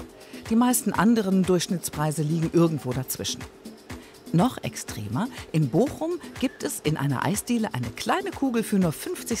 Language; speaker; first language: German; native; German